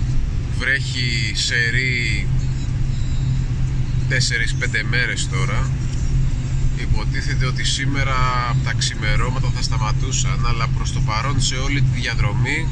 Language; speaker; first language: Greek; native; Greek